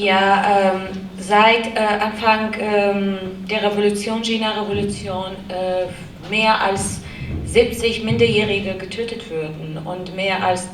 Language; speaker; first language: German; non-native, learner; Kurdish